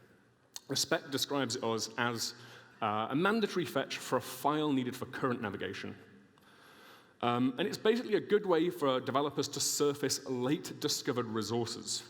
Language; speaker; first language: English; native; English